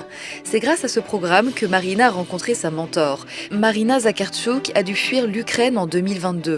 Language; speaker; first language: French; native; French